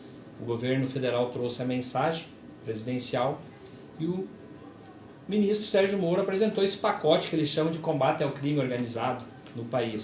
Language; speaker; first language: Portuguese; native; Portuguese